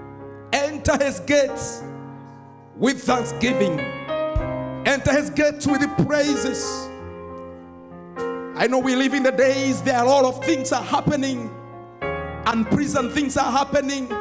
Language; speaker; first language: English; non-native, local second language; Swahili